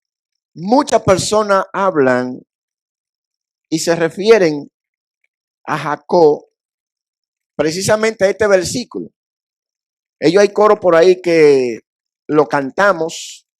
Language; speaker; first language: Spanish; native; Spanish